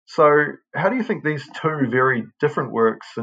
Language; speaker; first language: English; native; English